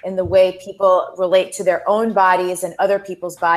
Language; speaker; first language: English; native; English